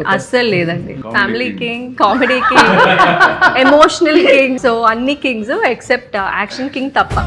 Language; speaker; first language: Telugu; non-native, local second language; Tamil